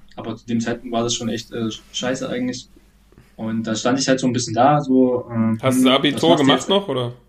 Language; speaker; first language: German; native; German